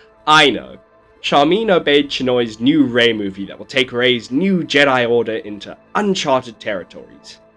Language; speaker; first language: English; native; English